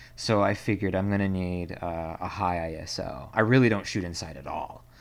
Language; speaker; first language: English; native; English